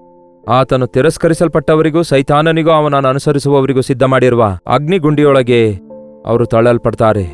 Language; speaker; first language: Kannada; native; Kannada